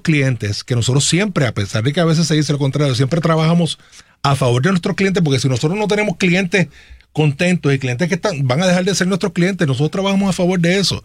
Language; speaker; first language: Spanish; native; Spanish